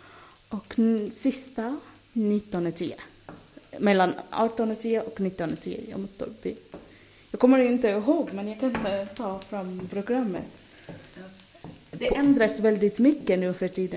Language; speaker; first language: Swedish; non-native, fluent; Arabic